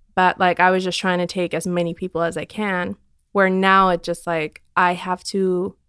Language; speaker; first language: English; non-native, fluent; Armenian